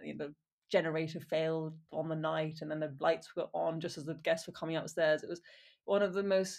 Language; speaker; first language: English; native; English